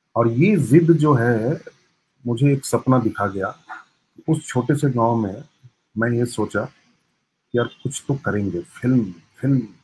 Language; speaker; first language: Hindi; native; Hindi